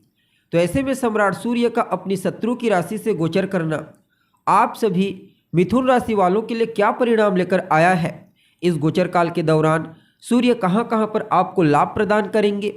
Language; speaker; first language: Hindi; native; Hindi